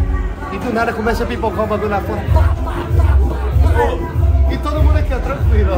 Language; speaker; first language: Portuguese; native; Portuguese